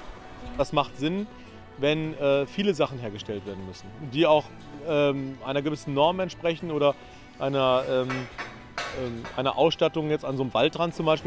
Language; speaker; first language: German; native; German